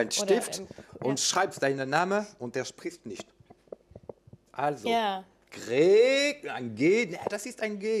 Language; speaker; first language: German; non-native, learner; French